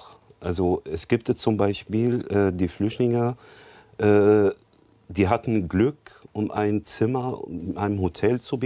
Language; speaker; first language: German; non-native, learner; Arabic